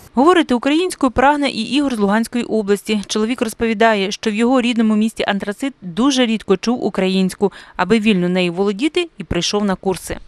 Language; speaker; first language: Ukrainian; native; Ukrainian